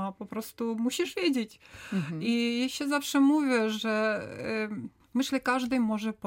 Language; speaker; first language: Polish; non-native, learner; Ukrainian